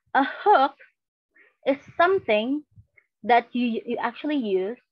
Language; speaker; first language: English; non-native, fluent; Indonesian